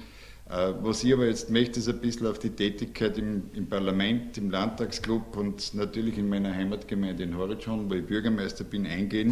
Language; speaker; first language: German; native; German